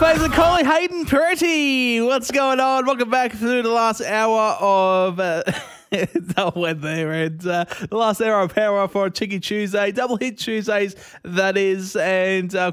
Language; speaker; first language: English; native; English